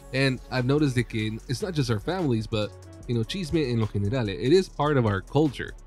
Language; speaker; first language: English; early bilingual, other home language; Spanish